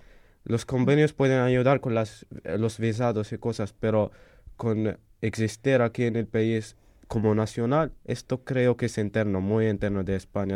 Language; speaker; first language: Spanish; non-native, fluent; Arabic